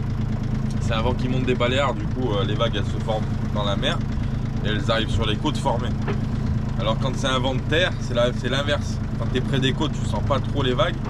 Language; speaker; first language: French; native; French